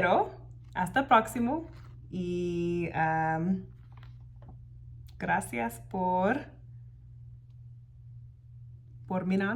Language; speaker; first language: Spanish; non-native, learner; English